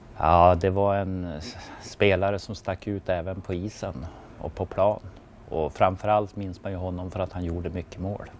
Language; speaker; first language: Swedish; native; Swedish